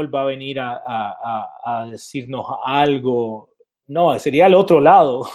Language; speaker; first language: Spanish; early bilingual, heritage; Spanish